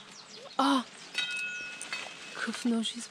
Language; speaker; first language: Spanish; non-native, learner; Bulgarian